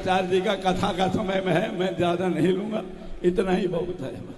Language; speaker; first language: Hindi; native; Hindi